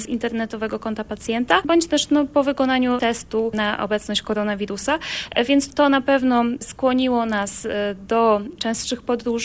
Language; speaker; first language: Polish; native; Polish